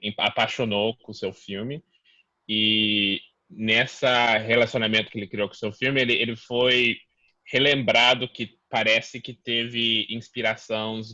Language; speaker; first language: Portuguese; early bilingual, heritage; Portuguese